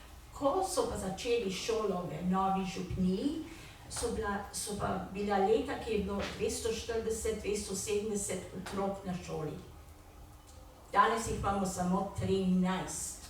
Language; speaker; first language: Slovenian; early bilingual, heritage; Slovenian